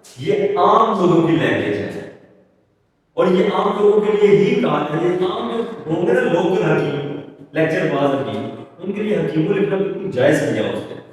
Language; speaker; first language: Urdu; non-native, local second language; Punjabi